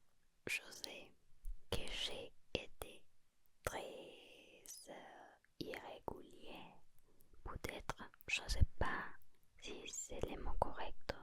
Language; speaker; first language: French; non-native, learner; Spanish